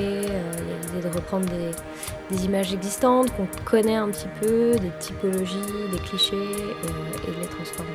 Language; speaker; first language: French; native; French